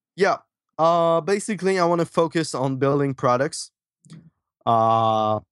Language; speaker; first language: English; non-native, fluent; French